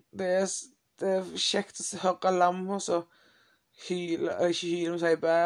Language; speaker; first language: Norwegian; non-native, fluent; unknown